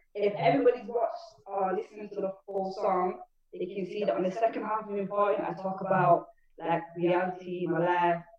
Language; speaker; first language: English; native; English